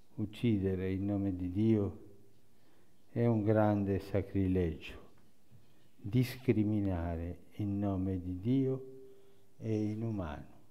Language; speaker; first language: Italian; non-native, fluent; Spanish